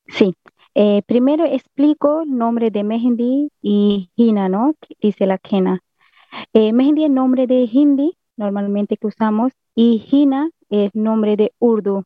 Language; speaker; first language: Spanish; non-native, learner; Hindi